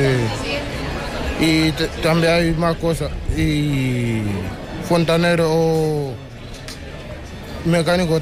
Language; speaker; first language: Spanish; non-native, learner; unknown